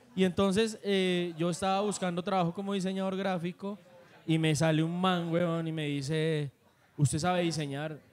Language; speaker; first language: Spanish; native; Spanish